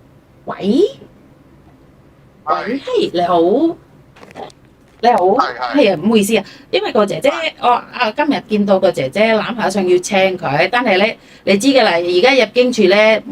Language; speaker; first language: Cantonese; non-native, fluent; Indonesian